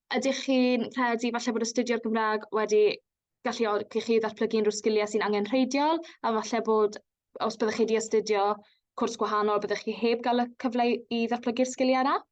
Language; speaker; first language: Welsh; native; Welsh